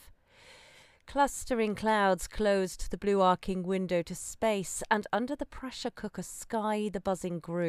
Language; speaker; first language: English; native; English